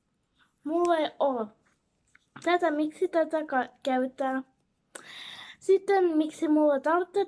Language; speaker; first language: Finnish; non-native, learner; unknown